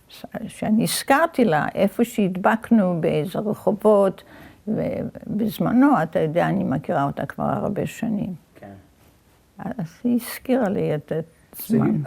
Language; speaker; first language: Hebrew; early bilingual, other home language; Yiddish